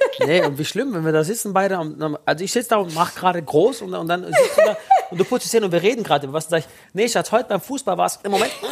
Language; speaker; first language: German; early bilingual, other home language; Italian